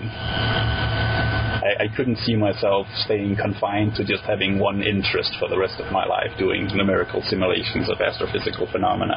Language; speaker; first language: English; non-native, fluent; Danish